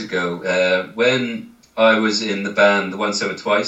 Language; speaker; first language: English; native; English